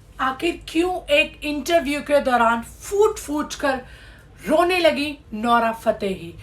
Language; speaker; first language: Hindi; native; Hindi